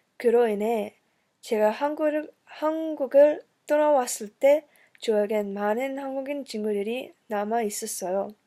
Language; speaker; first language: Korean; early bilingual, heritage; English